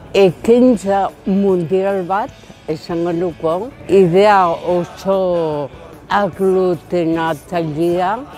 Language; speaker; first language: Basque; native; Basque